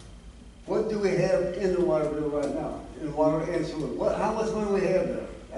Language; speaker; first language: English; native; English